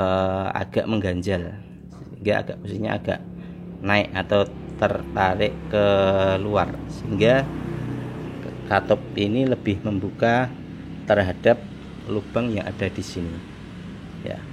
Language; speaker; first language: Indonesian; native; Indonesian